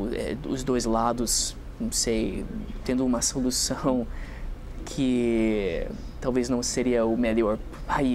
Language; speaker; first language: Portuguese; non-native, fluent; English